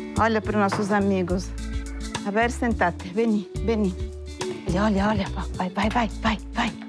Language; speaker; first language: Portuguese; non-native, fluent; Spanish